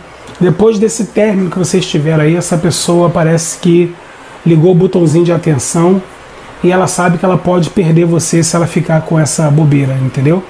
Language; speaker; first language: Portuguese; native; Portuguese